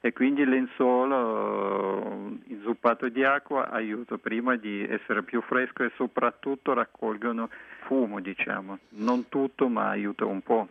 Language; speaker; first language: Italian; non-native, fluent; Russian